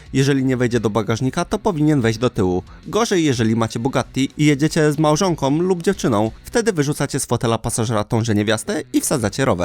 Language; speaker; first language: Polish; native; Polish